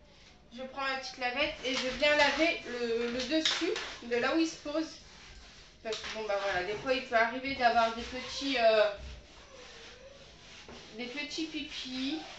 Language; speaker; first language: French; native; French